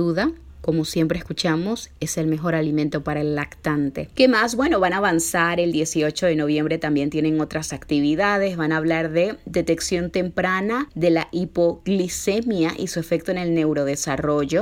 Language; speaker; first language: Spanish; native; Spanish